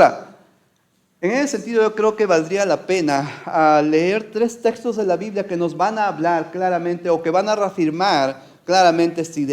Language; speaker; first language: Spanish; native; Spanish